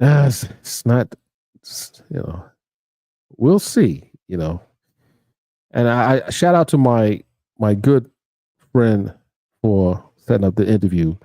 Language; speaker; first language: English; native; English